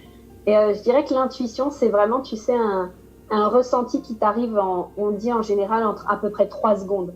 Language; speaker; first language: French; native; French